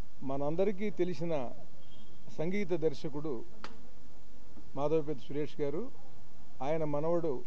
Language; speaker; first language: Telugu; native; Telugu